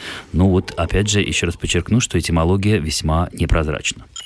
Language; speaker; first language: Russian; native; Russian